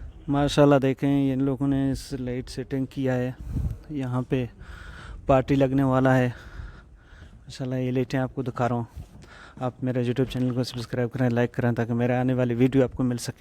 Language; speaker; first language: Hindi; non-native, local second language; Baluchi